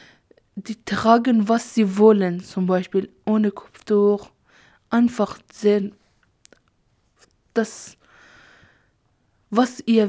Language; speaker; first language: German; non-native, learner; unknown